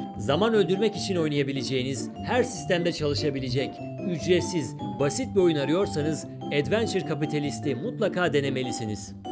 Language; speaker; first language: Turkish; native; Turkish